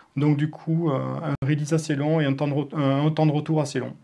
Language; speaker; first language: French; native; French